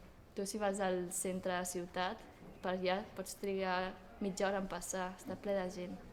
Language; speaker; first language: Catalan; early bilingual, other home language; Chinese